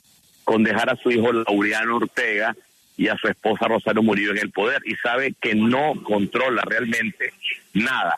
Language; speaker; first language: Spanish; native; Spanish